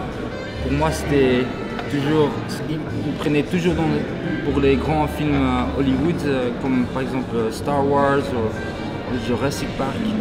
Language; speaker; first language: French; non-native, local second language; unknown